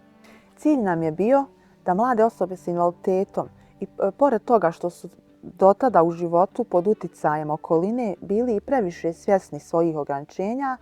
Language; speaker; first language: Bosnian; native; Bosnian